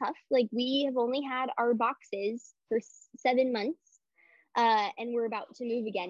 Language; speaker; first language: English; native; English